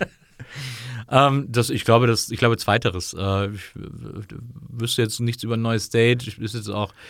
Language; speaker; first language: German; native; German